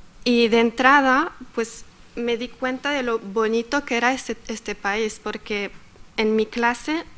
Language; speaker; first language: Spanish; non-native, fluent; Arabic